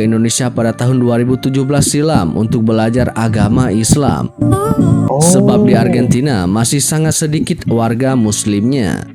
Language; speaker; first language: Indonesian; native; Indonesian